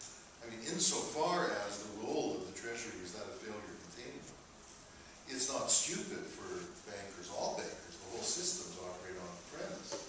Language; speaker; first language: English; native; English